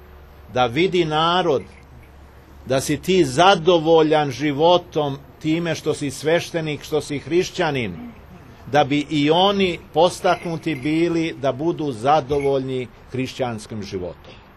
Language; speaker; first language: Serbian; native; Serbian